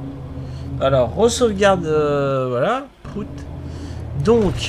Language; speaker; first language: French; native; French